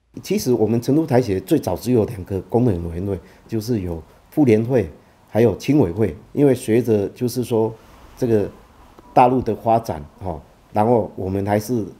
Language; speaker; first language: Chinese; native; Chinese